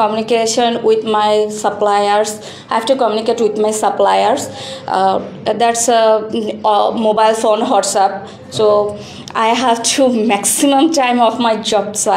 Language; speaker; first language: English; non-native, learner; Bangla